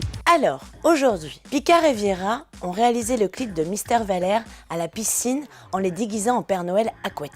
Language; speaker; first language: French; native; French